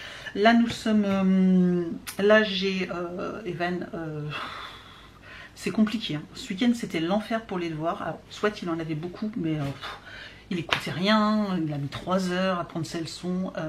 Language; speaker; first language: French; native; French